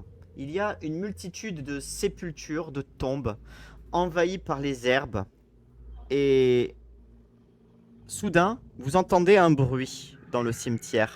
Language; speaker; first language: French; native; French